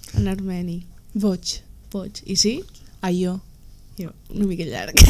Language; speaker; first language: Catalan; non-native, learner; Armenian